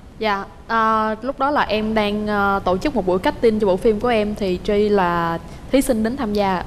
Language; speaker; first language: Vietnamese; native; Vietnamese